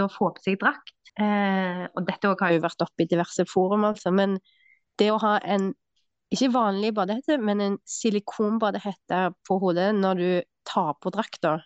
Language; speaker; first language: Norwegian; native; Norwegian